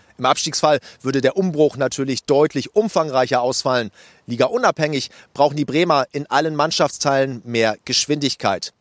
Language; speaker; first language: German; native; German